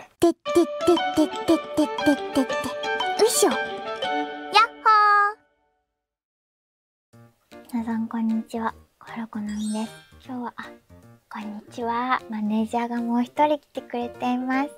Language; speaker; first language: Japanese; native; Japanese